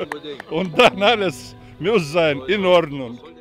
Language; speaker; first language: German; non-native, learner; Russian